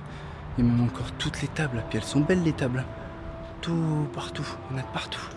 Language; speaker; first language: French; native; French